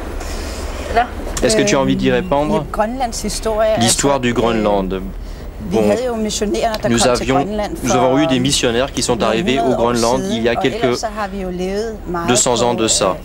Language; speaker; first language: French; non-native, fluent; Kalaallisut